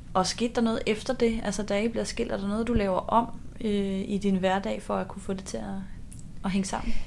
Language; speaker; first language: Danish; native; Danish